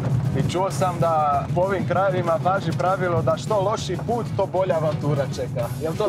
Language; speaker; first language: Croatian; non-native, fluent; Portuguese